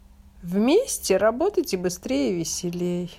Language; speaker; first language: Russian; native; Russian